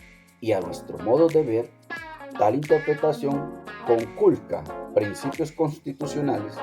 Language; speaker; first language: Spanish; native; Spanish